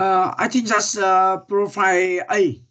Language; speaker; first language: English; non-native, learner; Vietnamese